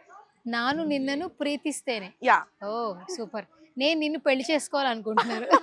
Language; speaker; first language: Telugu; native; Telugu